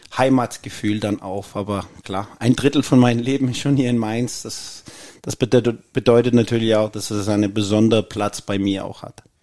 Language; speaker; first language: German; non-native, fluent; Danish